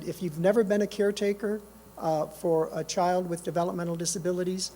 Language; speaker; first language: English; native; English